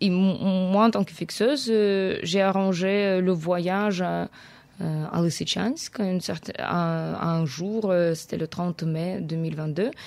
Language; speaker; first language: French; non-native, fluent; Ukrainian